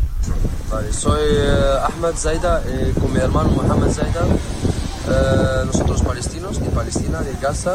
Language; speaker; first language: Spanish; non-native, learner; Arabic